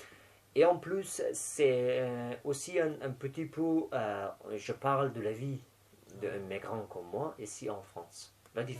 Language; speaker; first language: French; non-native, fluent; Persian